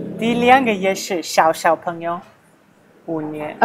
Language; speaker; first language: Chinese; non-native, learner; English